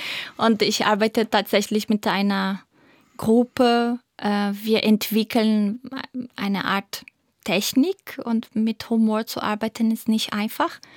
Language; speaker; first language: German; non-native, fluent; Portuguese